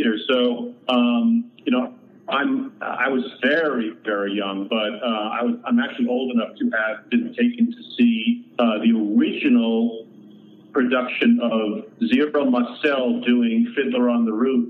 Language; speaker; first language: English; native; English